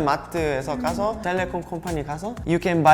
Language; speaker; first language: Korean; non-native, fluent; Portuguese